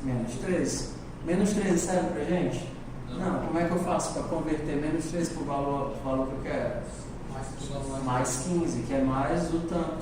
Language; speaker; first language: Portuguese; native; Portuguese